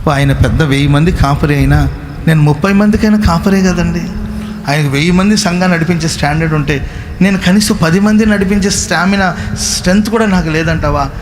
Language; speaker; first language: Telugu; non-native, local second language; Kannada